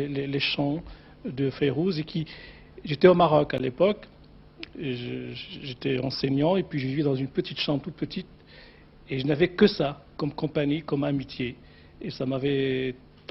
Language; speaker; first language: French; non-native, local second language; Arabic